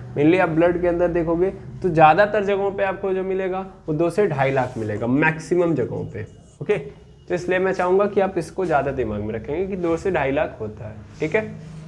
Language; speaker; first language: Hindi; native; Hindi